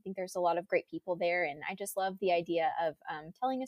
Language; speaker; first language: English; native; English